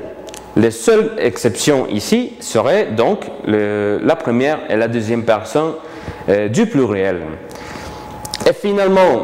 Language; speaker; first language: French; non-native, fluent; Spanish